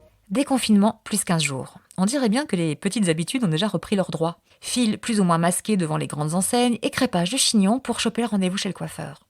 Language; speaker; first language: French; native; French